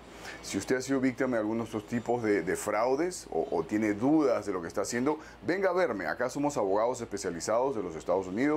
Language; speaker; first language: Spanish; native; Spanish